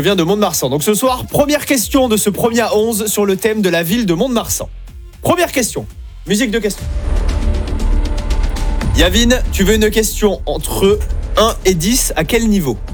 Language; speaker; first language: French; native; French